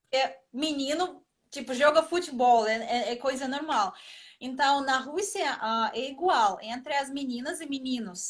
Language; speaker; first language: Portuguese; non-native, fluent; Russian